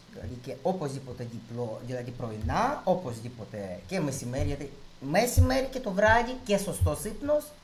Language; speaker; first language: Greek; non-native, fluent; Russian